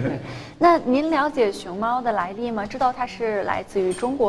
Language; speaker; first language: Chinese; native; Chinese